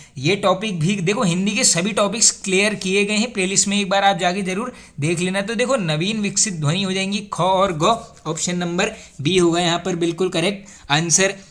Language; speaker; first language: Hindi; native; Hindi